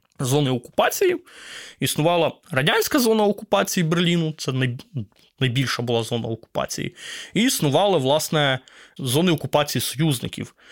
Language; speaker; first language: Ukrainian; native; Ukrainian